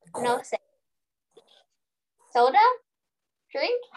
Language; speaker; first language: Spanish; non-native, learner; English